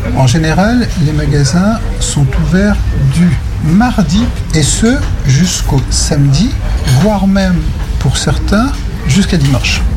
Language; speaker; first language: French; native; French